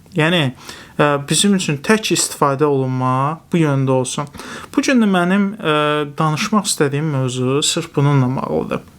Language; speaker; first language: Azerbaijani; non-native, local second language; Talysh